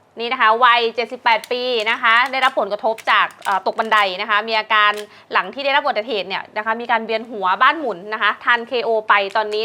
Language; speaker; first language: Thai; native; Thai